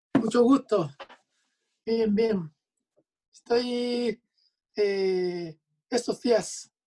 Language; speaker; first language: Spanish; non-native, learner; Japanese